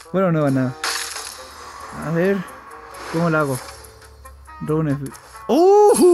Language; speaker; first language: Spanish; native; Spanish